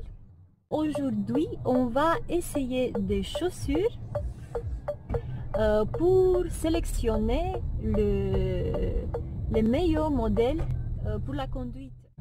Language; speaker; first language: French; non-native, fluent; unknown